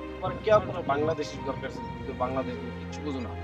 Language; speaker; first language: Hindi; non-native, learner; Bangla